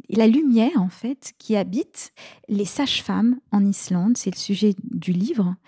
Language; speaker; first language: French; native; French